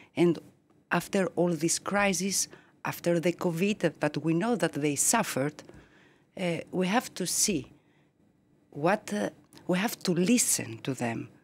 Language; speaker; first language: English; non-native, fluent; Greek